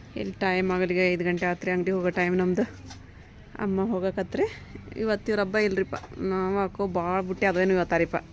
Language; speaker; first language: Kannada; native; Kannada